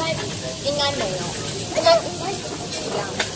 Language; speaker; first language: Chinese; non-native, fluent; English